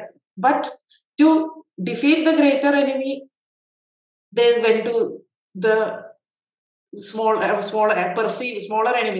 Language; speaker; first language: English; non-native, local second language; Malayalam